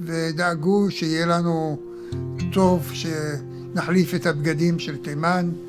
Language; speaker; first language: Hebrew; early bilingual, other home language; Arabic